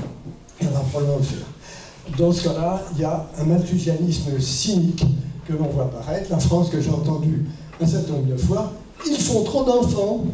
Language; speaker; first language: French; native; French